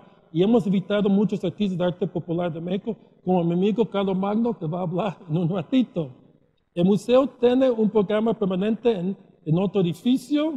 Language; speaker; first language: Spanish; early bilingual, heritage; Spanish